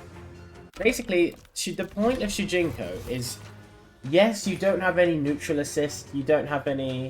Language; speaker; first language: English; native; English